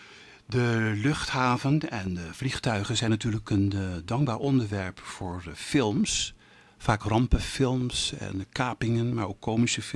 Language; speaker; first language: Dutch; native; Dutch